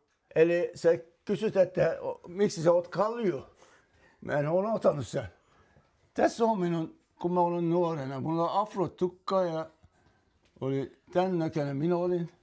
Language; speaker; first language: Finnish; non-native, fluent; Turkish